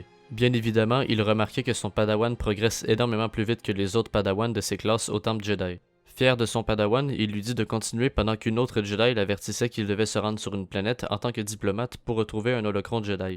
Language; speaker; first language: French; native; French